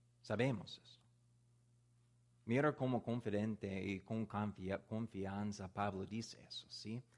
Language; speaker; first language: Spanish; non-native, learner; English